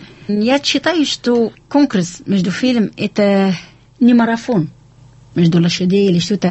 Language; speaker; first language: Russian; non-native, fluent; Arabic